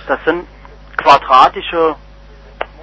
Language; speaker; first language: German; native; German